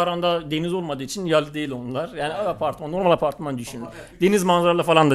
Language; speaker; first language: Turkish; non-native, fluent; Persian